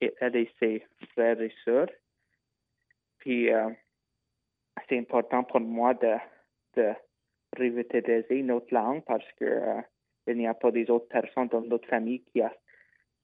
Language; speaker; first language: French; non-native, local second language; English